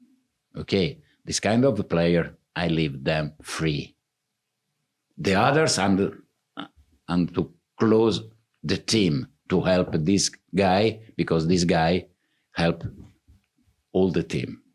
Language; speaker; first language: English; non-native, fluent; Italian